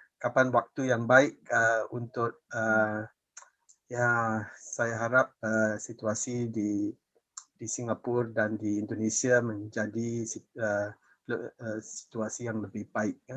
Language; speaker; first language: Indonesian; non-native, fluent; English